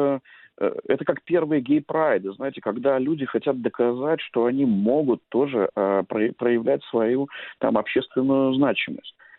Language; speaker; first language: Russian; native; Russian